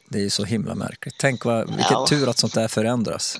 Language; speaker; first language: Swedish; native; Swedish